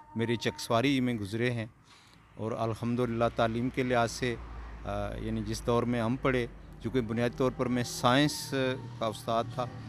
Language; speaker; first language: Urdu; non-native, local second language; Pahari-Potwari